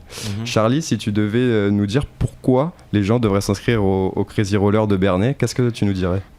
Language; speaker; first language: French; native; French